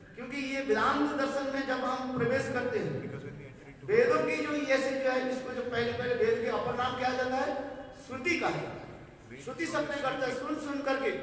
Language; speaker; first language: Hindi; non-native, local second language; Bangla